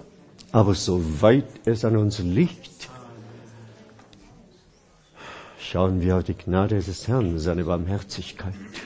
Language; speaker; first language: German; non-native, fluent; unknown